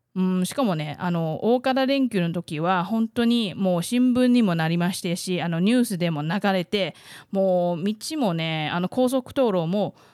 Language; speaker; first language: Japanese; non-native, fluent; Chinese